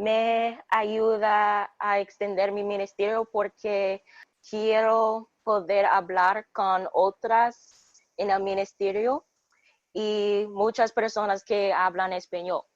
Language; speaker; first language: Spanish; non-native, learner; English